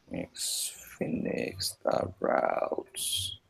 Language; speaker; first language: English; non-native, fluent; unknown